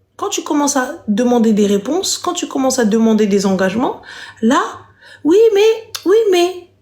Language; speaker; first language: French; native; French